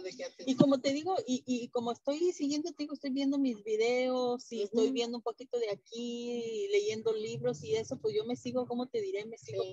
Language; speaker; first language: Spanish; native; Spanish